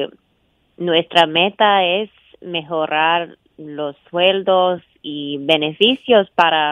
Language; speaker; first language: Spanish; non-native, fluent; English